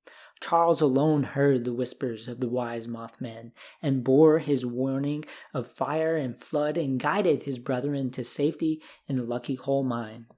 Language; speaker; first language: English; native; English